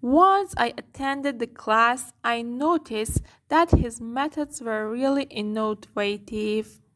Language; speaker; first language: English; non-native, fluent; Persian